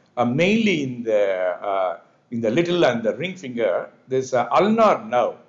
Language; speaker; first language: English; non-native, local second language; Tamil